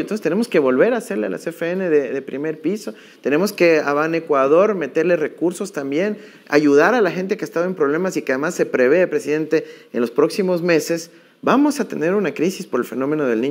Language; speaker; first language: Spanish; native; Spanish